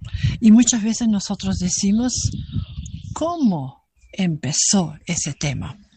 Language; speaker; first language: Spanish; non-native, fluent; German